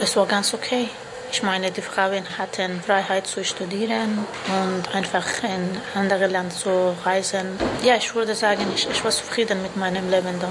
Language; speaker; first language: German; non-native, fluent; Persian